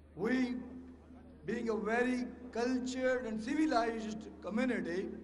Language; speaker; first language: English; non-native, local second language; Urdu